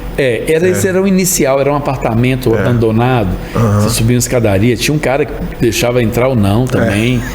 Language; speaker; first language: Portuguese; native; Portuguese